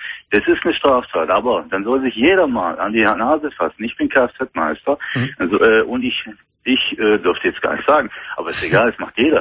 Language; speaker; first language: German; native; German